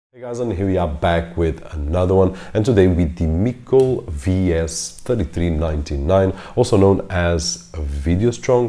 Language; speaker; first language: English; non-native, fluent; Portuguese